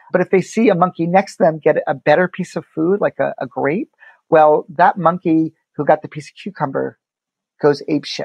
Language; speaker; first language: English; native; English